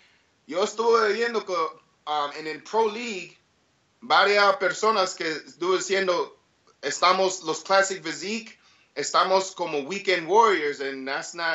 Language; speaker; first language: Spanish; early bilingual, heritage; English